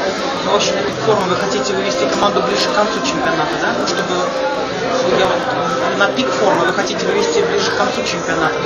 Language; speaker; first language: Russian; native; Russian